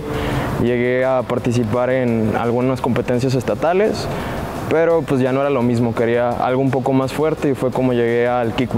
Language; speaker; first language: Spanish; native; Spanish